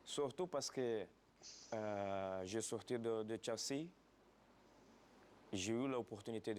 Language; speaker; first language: French; non-native, fluent; Portuguese